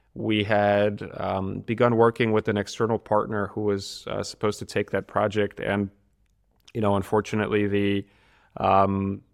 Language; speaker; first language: English; non-native, fluent; Bulgarian